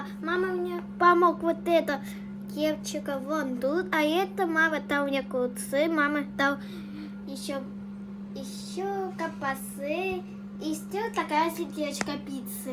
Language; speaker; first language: Russian; early bilingual, other home language; Tajik